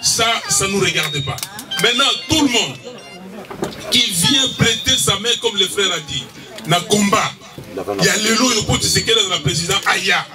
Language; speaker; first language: French; non-native, local second language; Lingala